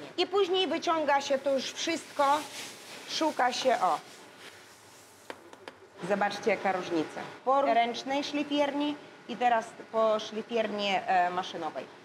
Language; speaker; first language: Polish; non-native, learner; Russian